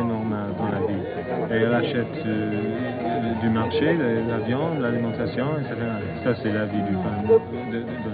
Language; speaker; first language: French; non-native, fluent; English